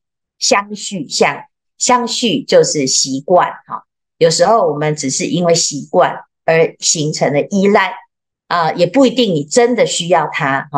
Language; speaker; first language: Chinese; native; Chinese